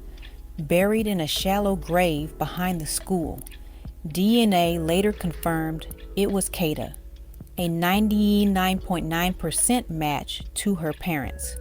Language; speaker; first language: English; native; English